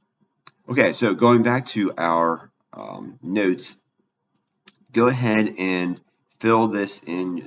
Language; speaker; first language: English; native; English